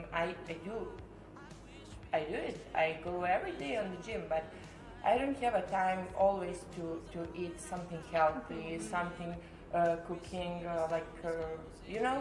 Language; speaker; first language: English; non-native, learner; Serbian